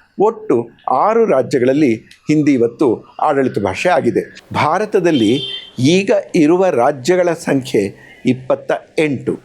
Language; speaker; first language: Kannada; non-native, local second language; Telugu